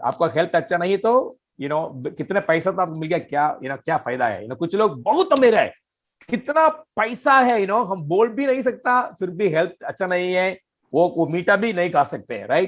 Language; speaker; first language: Hindi; non-native, fluent; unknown